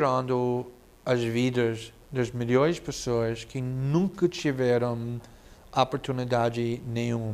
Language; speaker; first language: Portuguese; non-native, fluent; English